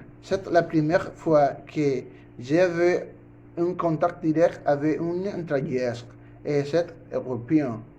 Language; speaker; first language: French; non-native, learner; Spanish